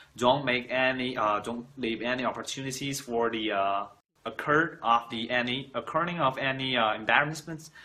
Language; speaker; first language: English; non-native, fluent; Chinese